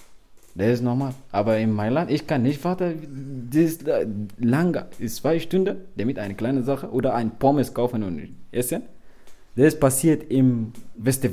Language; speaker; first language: German; non-native, learner; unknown